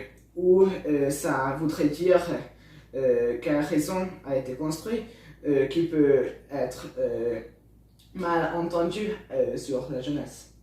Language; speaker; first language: French; non-native, learner; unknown